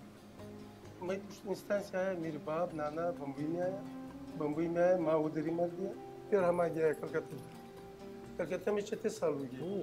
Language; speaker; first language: Hindi; non-native, fluent; Pashto